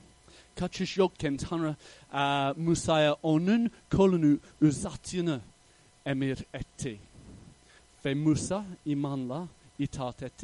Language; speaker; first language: Turkish; non-native, fluent; English